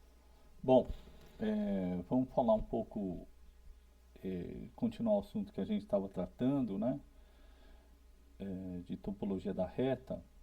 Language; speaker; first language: Portuguese; native; Portuguese